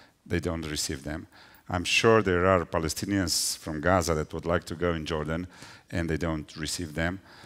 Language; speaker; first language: English; non-native, fluent; Romanian